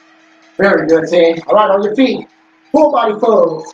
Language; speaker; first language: English; native; English